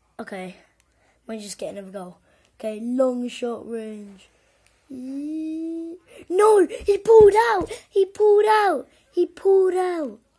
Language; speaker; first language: English; native; English